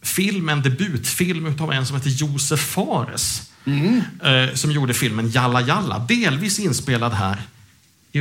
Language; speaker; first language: Swedish; native; Swedish